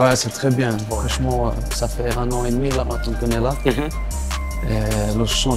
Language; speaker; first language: French; non-native, fluent; Portuguese